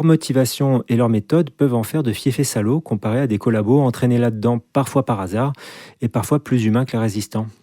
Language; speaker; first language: French; native; French